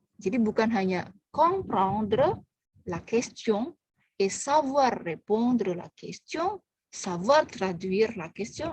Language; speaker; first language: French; non-native, fluent; Indonesian